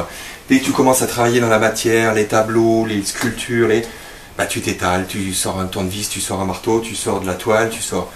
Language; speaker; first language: French; native; French